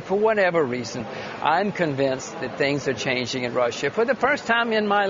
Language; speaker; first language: English; native; English